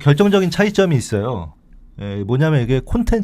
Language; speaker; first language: Korean; native; Korean